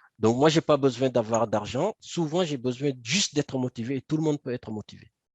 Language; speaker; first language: French; non-native, local second language; Wolof